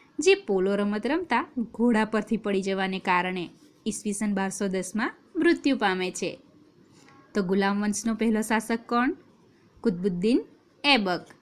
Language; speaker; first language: Gujarati; native; Gujarati